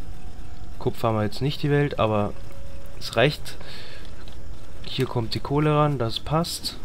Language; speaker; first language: German; native; German